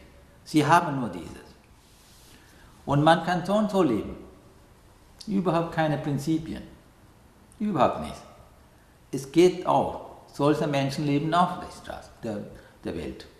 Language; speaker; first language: German; non-native, fluent; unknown